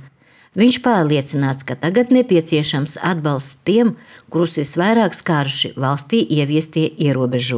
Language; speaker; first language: Latvian; native; Latvian